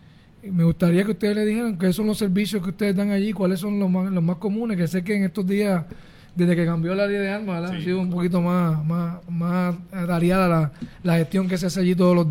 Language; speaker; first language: Spanish; native; Spanish